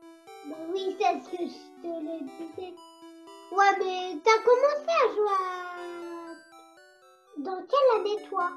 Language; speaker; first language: French; native; French